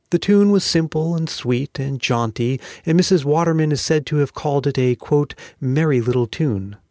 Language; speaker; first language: English; native; English